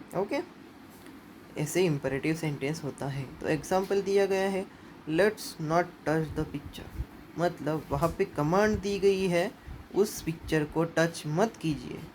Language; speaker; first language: Hindi; non-native, local second language; Marathi